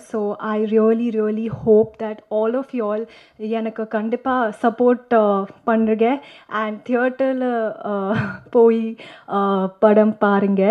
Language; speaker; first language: Tamil; non-native, local second language; Malayalam